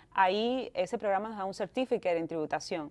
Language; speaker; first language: Spanish; native; Spanish